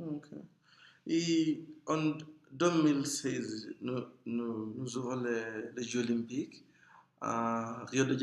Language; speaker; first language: French; non-native, fluent; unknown